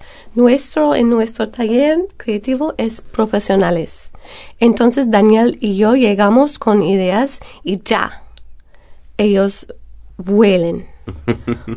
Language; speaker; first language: Spanish; non-native, fluent; English